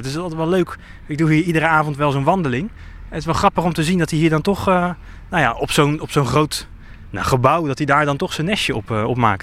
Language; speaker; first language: Dutch; native; Dutch